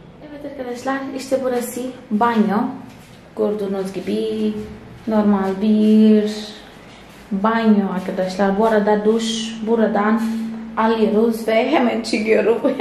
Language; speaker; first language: Turkish; non-native, fluent; Portuguese